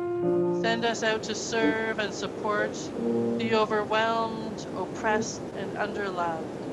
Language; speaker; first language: English; native; English